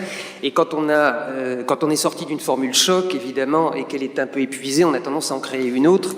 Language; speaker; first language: French; native; French